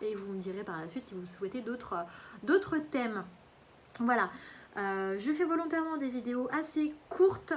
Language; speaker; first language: French; native; French